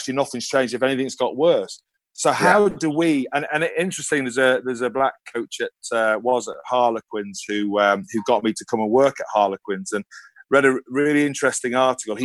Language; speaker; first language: English; native; English